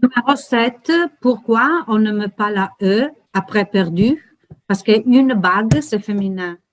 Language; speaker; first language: French; non-native, learner; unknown